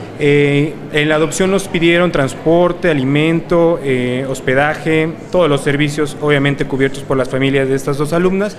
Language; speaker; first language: Spanish; native; Spanish